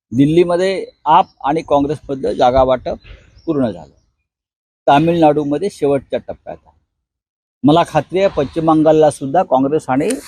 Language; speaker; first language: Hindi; non-native, local second language; Marathi